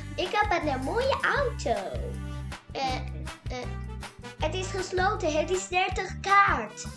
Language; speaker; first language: Dutch; early bilingual, other home language; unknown